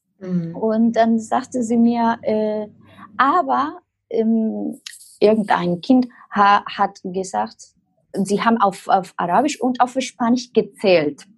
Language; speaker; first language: German; non-native, fluent; Spanish